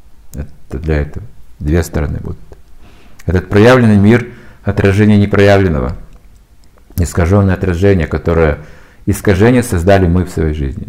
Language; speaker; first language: Russian; native; Russian